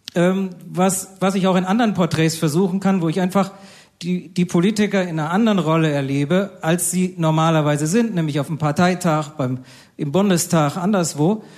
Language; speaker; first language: German; native; German